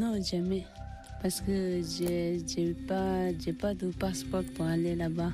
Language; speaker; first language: French; non-native, learner; Tibetan